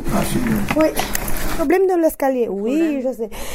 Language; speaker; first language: French; non-native, learner; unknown